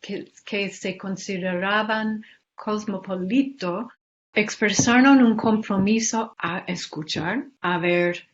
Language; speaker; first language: Spanish; non-native, fluent; English